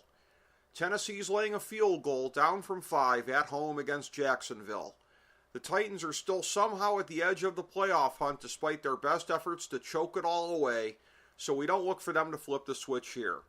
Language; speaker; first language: English; native; English